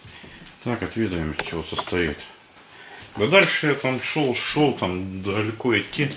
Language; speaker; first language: Russian; native; Russian